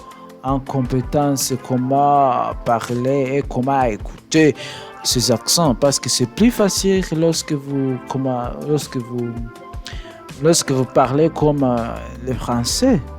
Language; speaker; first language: French; non-native, learner; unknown